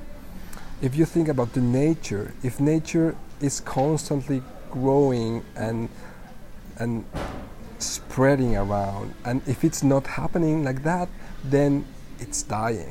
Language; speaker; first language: English; non-native, fluent; Spanish